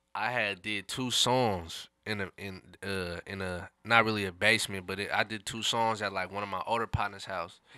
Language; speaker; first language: English; native; English